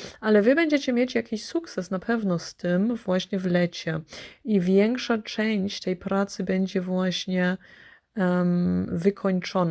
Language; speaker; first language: Polish; early bilingual, heritage; Polish